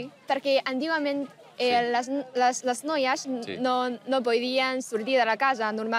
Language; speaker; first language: Catalan; non-native, learner; Chinese